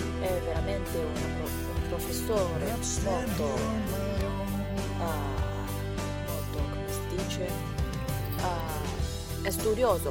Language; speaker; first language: Italian; non-native, learner; Chinese